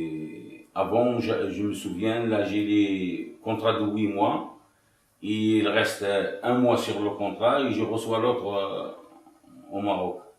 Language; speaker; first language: French; non-native, fluent; Arabic